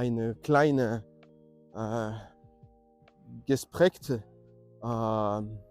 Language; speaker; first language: German; non-native, learner; French